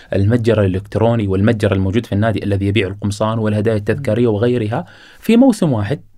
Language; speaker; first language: Arabic; native; Arabic